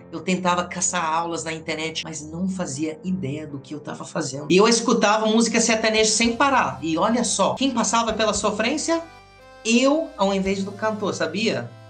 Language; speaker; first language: Portuguese; non-native, fluent; English